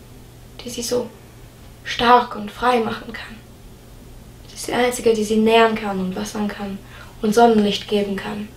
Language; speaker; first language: German; non-native, fluent; English